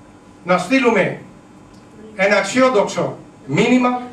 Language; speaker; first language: Greek; non-native, learner; Urdu